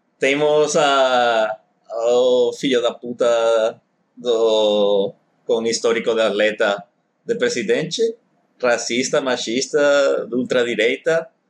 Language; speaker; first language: Portuguese; non-native, fluent; Spanish